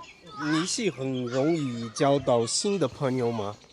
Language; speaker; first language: Chinese; non-native, learner; Portuguese